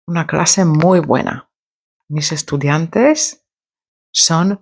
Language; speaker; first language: Spanish; non-native, fluent; Polish